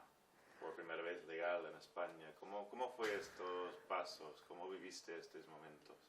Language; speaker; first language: Spanish; non-native, fluent; English